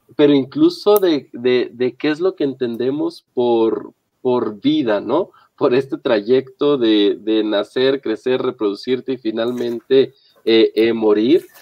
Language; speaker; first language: Spanish; native; Spanish